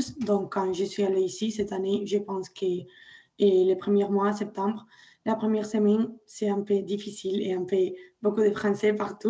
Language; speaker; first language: French; non-native, learner; Spanish